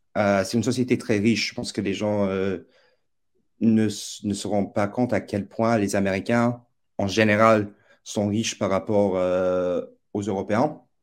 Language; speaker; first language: French; non-native, fluent; English